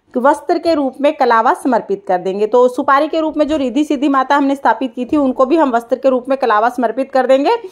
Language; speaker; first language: Hindi; native; Hindi